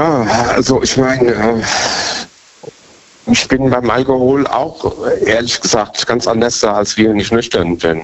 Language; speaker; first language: German; native; German